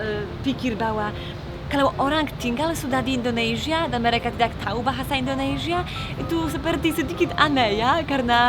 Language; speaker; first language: Indonesian; non-native, fluent; Polish